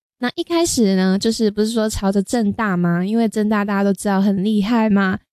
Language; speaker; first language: Chinese; non-native, local second language; Cantonese